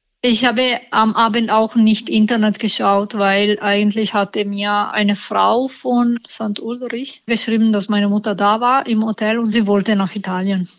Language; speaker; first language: German; non-native, learner; Italian